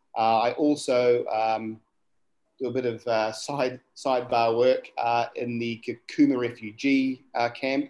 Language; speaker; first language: English; native; English